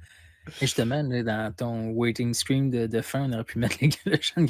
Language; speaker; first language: French; native; French